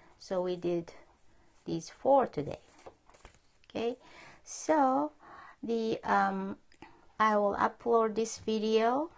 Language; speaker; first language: English; non-native, fluent; Japanese